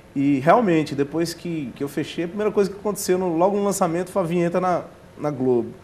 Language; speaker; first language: Portuguese; native; Portuguese